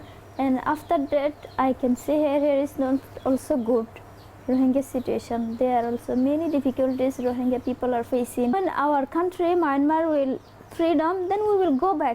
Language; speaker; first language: English; non-native, learner; Rohingya